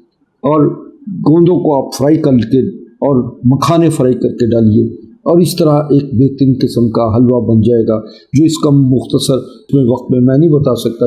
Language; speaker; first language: Urdu; native; Urdu